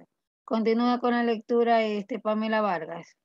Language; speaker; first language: Spanish; native; Spanish